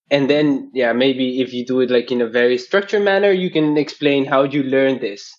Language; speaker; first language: English; non-native, fluent; Spanish